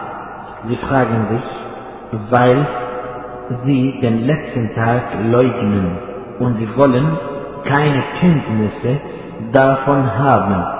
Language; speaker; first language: German; non-native, fluent; Arabic